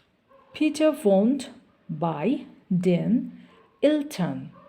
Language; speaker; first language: German; non-native, fluent; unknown